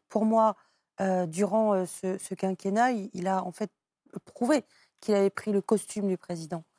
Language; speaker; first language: French; native; French